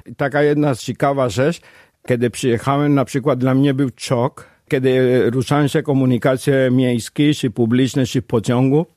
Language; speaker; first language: Polish; non-native, fluent; Spanish